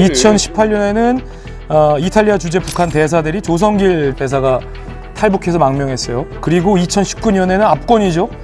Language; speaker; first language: Korean; native; Korean